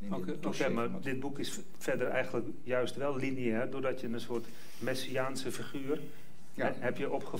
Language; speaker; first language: Dutch; native; Dutch